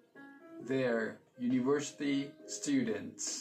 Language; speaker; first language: English; non-native, learner; Thai